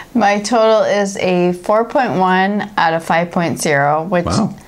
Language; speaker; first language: English; native; English